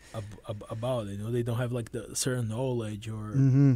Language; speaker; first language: English; non-native, fluent; Portuguese